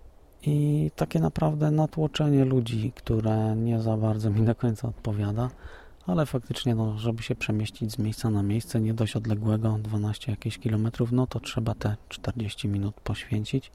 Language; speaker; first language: Polish; native; Polish